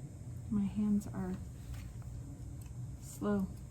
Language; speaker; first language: English; native; English